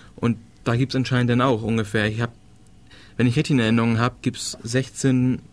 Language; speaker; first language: German; non-native, fluent; Danish